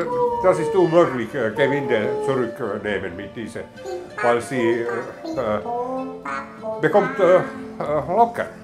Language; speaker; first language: German; non-native, learner; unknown